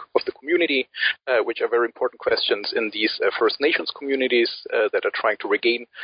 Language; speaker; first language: English; early bilingual, other home language; German